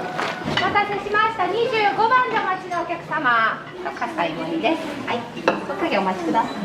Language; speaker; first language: Japanese; native; Japanese